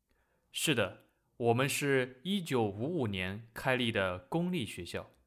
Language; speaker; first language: Chinese; non-native, learner; English